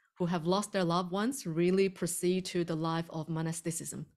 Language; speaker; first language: English; early bilingual, other home language; Chinese